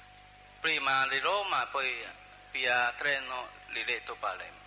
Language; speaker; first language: Italian; non-native, learner; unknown